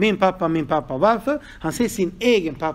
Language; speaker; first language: Swedish; non-native, fluent; Arabic